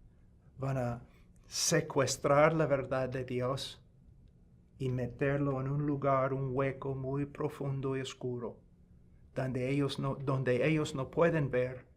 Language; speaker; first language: Spanish; non-native, fluent; English